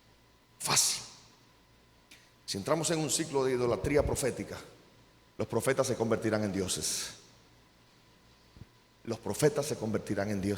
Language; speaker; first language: Spanish; native; Spanish